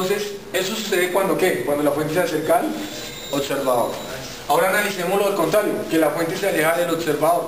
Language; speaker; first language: Spanish; native; Spanish